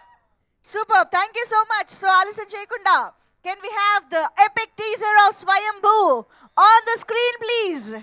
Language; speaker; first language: Telugu; native; Telugu